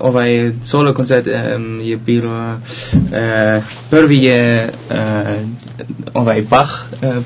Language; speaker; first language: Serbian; non-native, learner; Dutch